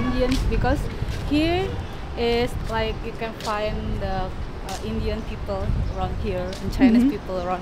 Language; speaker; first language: English; non-native, fluent; Indonesian